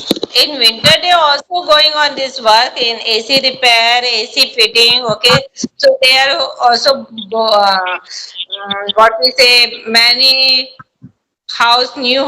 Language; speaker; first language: English; non-native, learner; Hindi